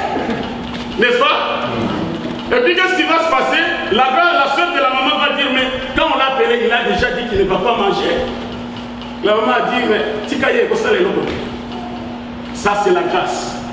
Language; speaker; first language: French; non-native, local second language; Lingala